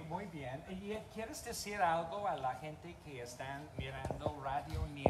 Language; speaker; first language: Spanish; non-native, learner; English